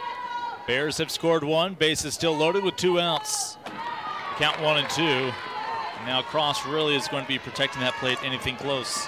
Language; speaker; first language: English; native; English